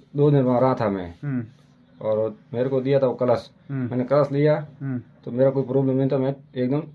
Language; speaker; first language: Hindi; native; Hindi